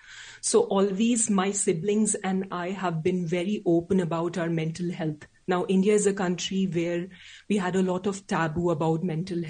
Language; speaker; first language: English; non-native, local second language; Hindi